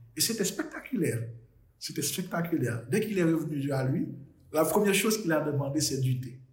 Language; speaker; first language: French; non-native, local second language; Haitian Creole